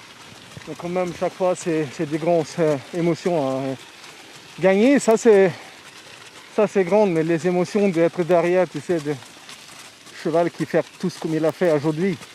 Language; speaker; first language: French; non-native, fluent; Swedish